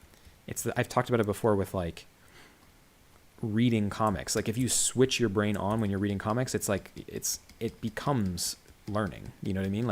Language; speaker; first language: English; native; English